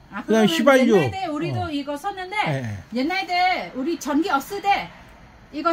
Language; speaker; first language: Korean; non-native, learner; Vietnamese